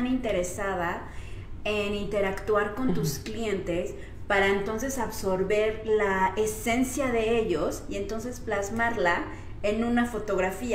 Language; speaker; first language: Spanish; native; Spanish